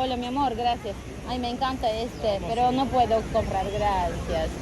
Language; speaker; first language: Spanish; non-native, learner; Turkish